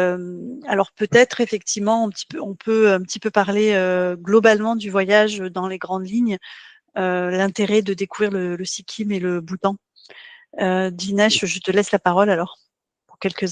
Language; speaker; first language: French; native; French